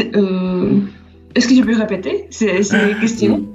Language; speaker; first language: French; non-native, fluent; Slovak